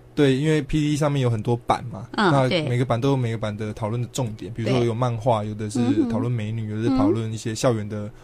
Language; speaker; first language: Chinese; native; Chinese